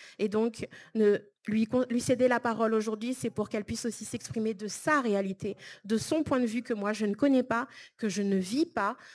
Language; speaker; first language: French; native; French